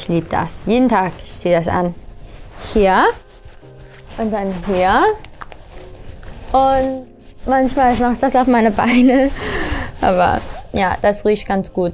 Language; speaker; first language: German; early bilingual, heritage; English